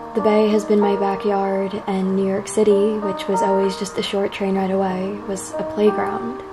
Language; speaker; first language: English; native; English